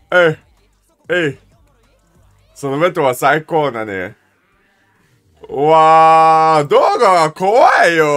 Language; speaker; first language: Japanese; non-native, learner; English